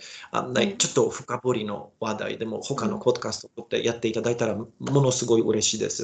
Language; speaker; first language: Japanese; non-native, learner; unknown